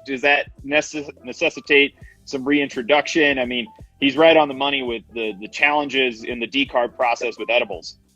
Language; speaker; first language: English; native; English